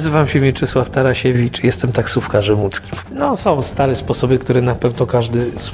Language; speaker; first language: Polish; native; Polish